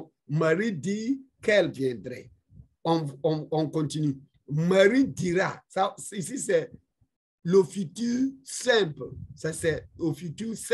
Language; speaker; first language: French; non-native, fluent; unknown